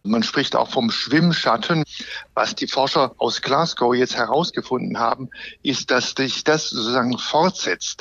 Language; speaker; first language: German; native; German